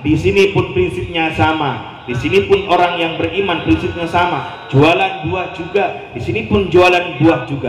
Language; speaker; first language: Indonesian; non-native, local second language; Javanese